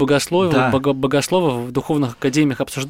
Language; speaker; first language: Russian; native; Russian